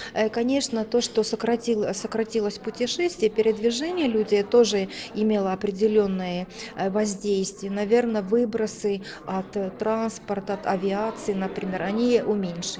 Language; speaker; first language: Russian; native; Russian